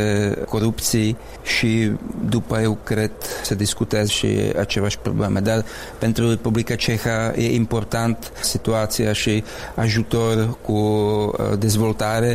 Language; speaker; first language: Romanian; non-native, learner; Czech